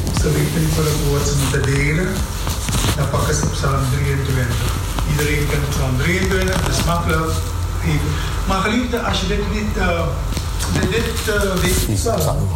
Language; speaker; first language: Dutch; non-native, fluent; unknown